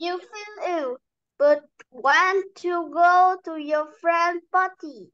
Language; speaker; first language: English; non-native, learner; Vietnamese